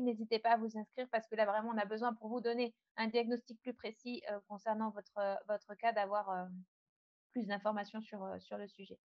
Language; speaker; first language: French; native; French